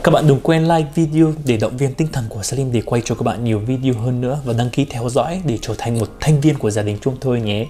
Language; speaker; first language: Vietnamese; non-native, fluent; Arabic